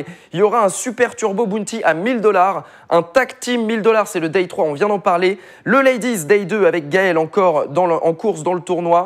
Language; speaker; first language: French; native; French